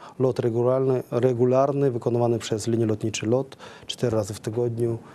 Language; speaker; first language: Polish; non-native, fluent; Kazakh